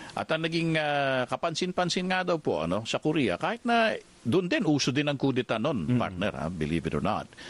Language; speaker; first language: Filipino; native; Filipino